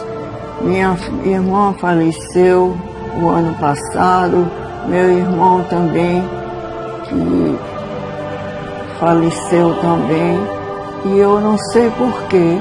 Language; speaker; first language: Portuguese; early bilingual, other home language; Swedish